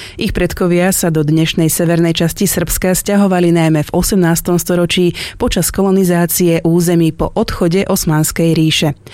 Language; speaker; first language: Slovak; native; Slovak